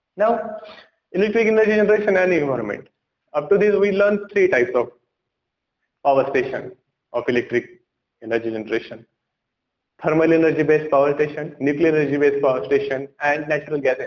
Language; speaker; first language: English; non-native, local second language; Marathi